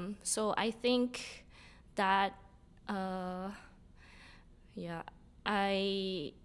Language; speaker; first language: English; non-native, fluent; Spanish